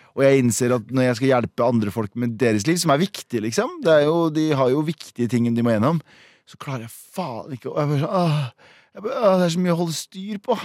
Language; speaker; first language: Norwegian; early bilingual, other home language; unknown